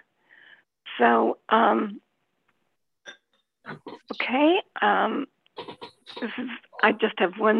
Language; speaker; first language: English; native; English